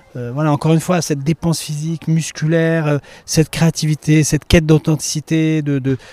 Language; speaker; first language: French; native; French